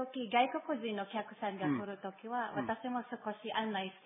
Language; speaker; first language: Japanese; non-native, learner; Filipino